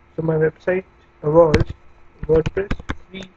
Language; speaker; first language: English; non-native, local second language; Hindi